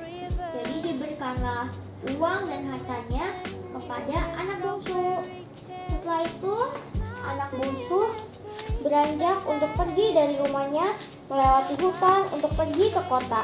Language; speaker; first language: Indonesian; native; Indonesian